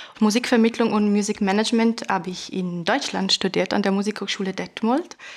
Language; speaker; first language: German; non-native, fluent; Italian